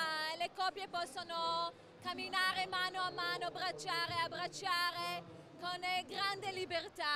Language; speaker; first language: Italian; non-native, fluent; Hebrew